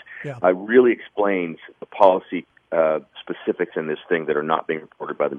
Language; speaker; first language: English; native; English